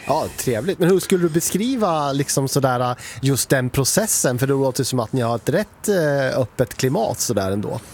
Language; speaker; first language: Swedish; native; Swedish